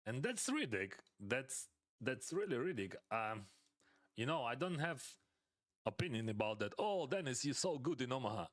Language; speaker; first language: English; non-native, fluent; Ukrainian